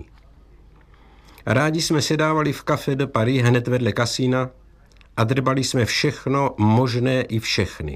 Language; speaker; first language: Czech; native; Czech